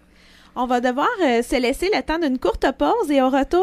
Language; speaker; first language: French; native; French